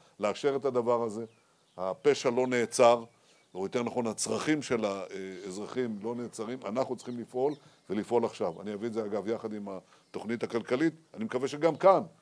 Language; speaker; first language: Hebrew; native; Hebrew